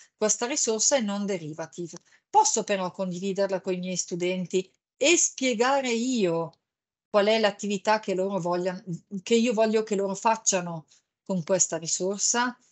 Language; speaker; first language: Italian; native; Italian